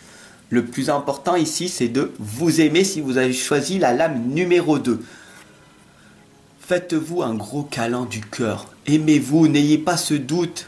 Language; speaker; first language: French; native; French